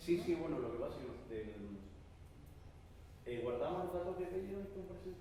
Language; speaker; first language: Spanish; native; Spanish